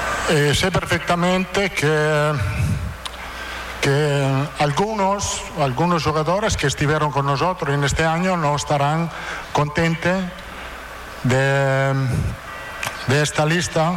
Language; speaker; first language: Portuguese; non-native, fluent; Italian